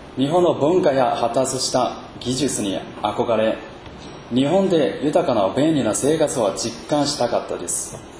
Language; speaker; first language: Japanese; non-native, fluent; Chinese